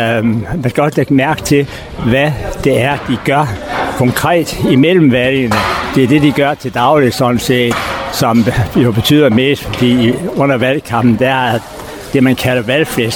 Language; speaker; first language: Danish; native; Danish